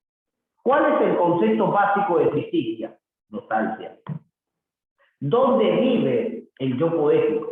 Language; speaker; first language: Spanish; native; Spanish